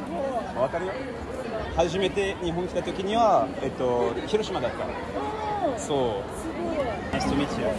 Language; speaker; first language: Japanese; non-native, fluent; French